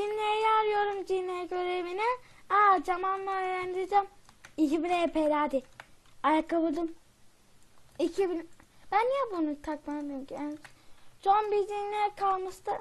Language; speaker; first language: Turkish; native; Turkish